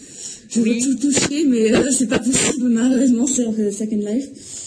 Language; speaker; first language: French; non-native, learner; English